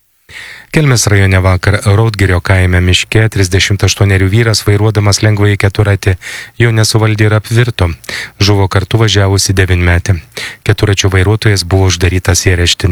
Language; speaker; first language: Lithuanian; native; Lithuanian